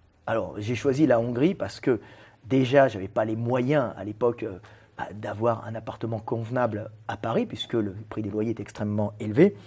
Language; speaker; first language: French; native; French